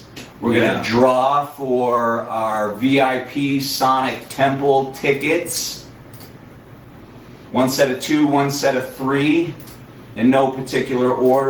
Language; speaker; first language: English; native; English